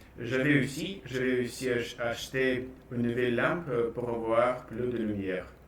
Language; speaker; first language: French; non-native, learner; Russian